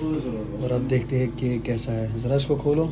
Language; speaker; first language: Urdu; non-native, local second language; Kashmiri